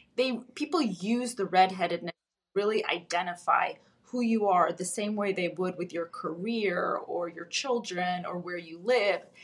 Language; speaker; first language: English; early bilingual, other home language; Russian